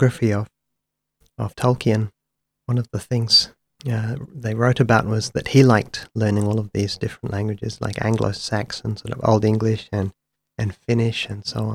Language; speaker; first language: English; native; English